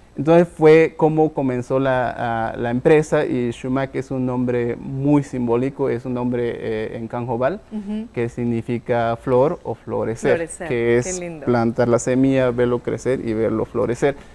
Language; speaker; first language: Spanish; native; Spanish